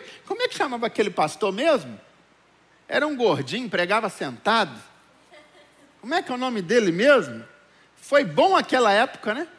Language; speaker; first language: Portuguese; native; Portuguese